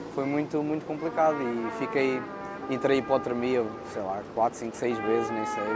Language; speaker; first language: Portuguese; native; Portuguese